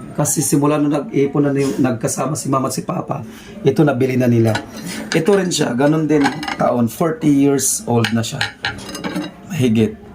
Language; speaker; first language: Filipino; non-native, local second language; Cebuano